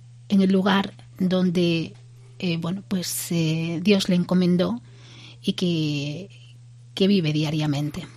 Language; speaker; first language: Spanish; native; Spanish